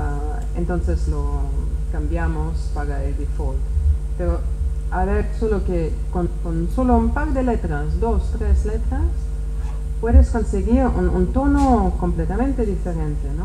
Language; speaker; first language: Spanish; non-native, fluent; Czech